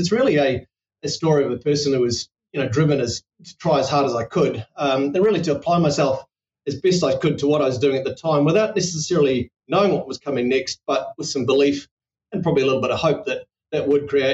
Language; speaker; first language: English; native; English